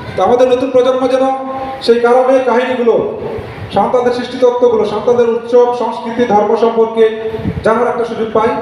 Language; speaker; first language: Bangla; non-native, local second language; Santali